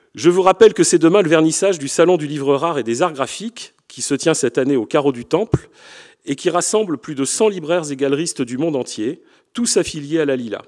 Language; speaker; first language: French; native; French